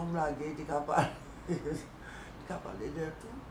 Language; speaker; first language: French; non-native, local second language; Guadeloupean Creole French